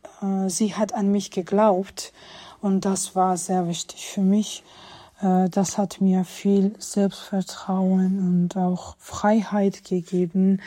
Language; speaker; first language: German; non-native, fluent; Georgian